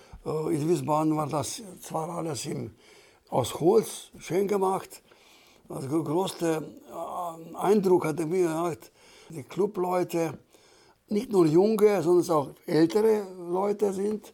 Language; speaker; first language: German; non-native, fluent; Slovenian